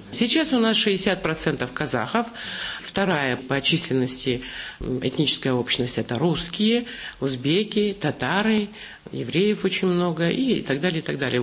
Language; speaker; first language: Russian; non-native, local second language; Kazakh